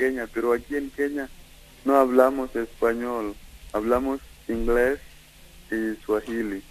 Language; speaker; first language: Spanish; non-native, fluent; Kikuyu